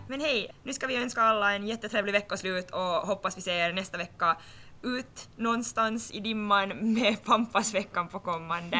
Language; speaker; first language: Swedish; native; Swedish